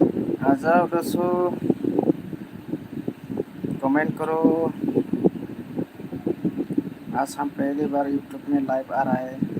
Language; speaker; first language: Hindi; non-native, local second language; Bodo